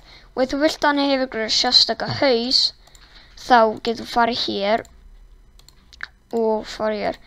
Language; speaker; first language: Icelandic; non-native, learner; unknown